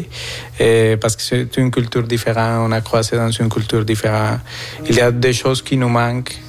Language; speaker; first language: French; non-native, fluent; Spanish